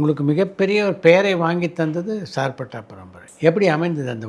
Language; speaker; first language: Tamil; native; Tamil